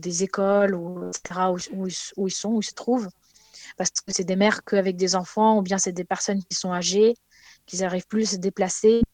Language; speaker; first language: French; non-native, fluent; Ukrainian